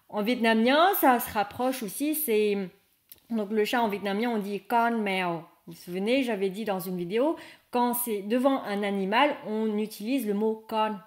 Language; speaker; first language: French; non-native, fluent; Vietnamese